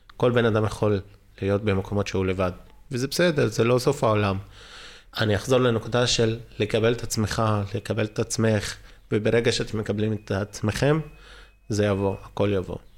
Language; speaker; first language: Hebrew; non-native, local second language; Arabic